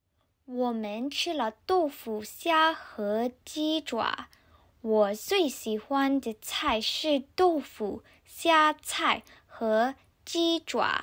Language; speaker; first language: Chinese; non-native, learner; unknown